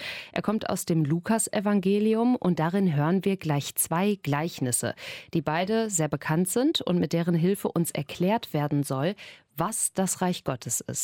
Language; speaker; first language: German; native; German